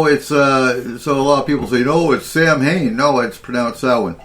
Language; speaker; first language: English; native; English